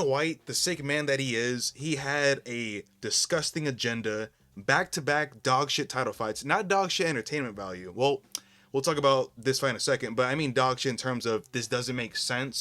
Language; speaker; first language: English; native; English